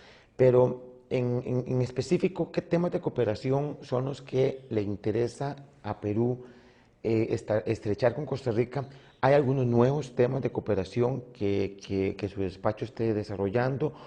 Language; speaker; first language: Spanish; native; Spanish